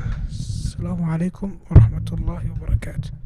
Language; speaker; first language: Arabic; non-native, fluent; English